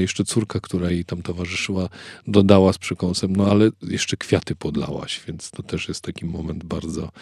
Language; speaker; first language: Polish; native; Polish